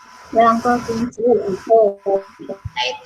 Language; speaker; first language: Chinese; non-native, learner; Indonesian